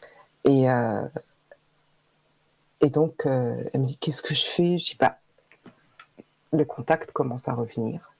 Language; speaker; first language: French; native; French